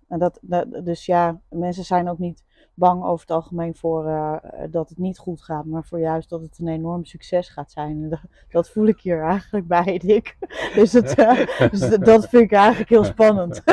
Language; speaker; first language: Dutch; native; Dutch